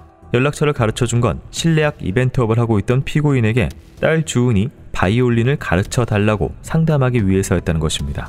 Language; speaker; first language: Korean; native; Korean